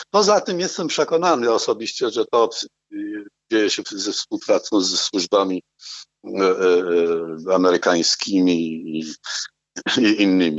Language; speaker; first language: Polish; non-native, fluent; Arabic